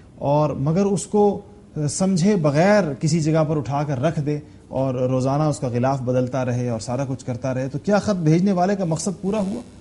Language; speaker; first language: Urdu; non-native, local second language; Pashto